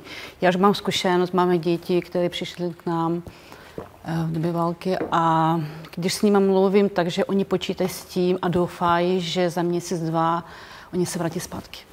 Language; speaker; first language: Czech; non-native, fluent; Ukrainian